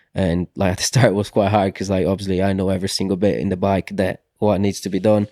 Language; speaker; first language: English; non-native, fluent; Portuguese